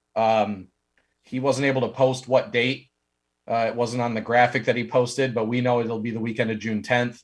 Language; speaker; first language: English; native; English